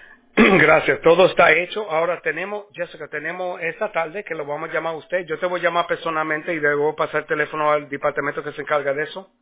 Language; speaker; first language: Spanish; early bilingual, heritage; Spanish